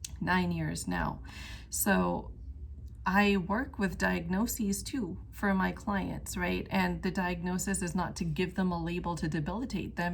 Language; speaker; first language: English; native; English